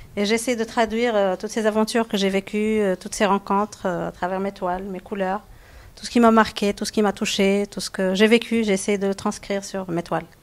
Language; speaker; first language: French; non-native, local second language; Arabic